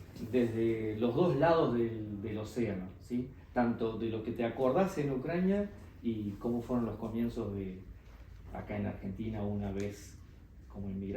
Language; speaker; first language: Spanish; native; Spanish